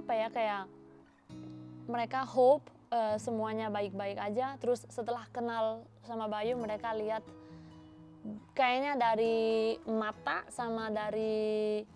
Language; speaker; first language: Indonesian; non-native, fluent; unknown